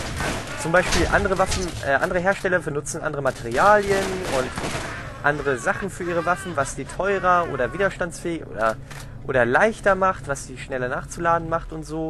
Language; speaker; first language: German; native; German